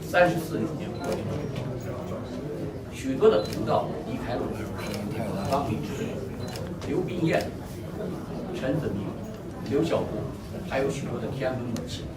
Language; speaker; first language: Chinese; native; Chinese